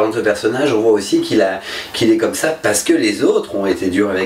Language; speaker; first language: French; native; French